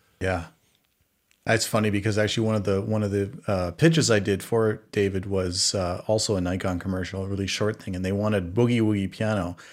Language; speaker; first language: English; native; English